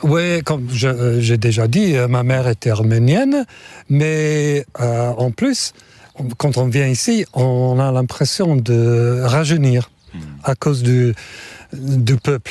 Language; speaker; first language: French; non-native, fluent; English